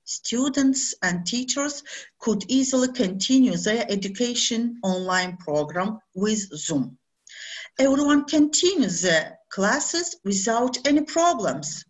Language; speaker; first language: English; non-native, learner; Azerbaijani